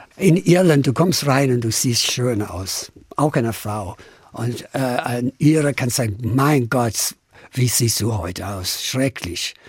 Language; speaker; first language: German; non-native, fluent; English